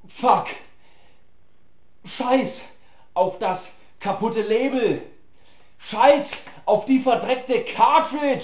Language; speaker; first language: German; native; German